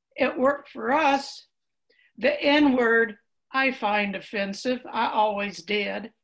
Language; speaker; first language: English; native; English